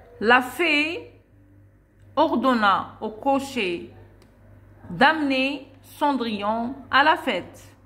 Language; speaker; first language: French; non-native, local second language; Arabic